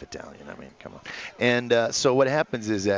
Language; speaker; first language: English; non-native, fluent; Italian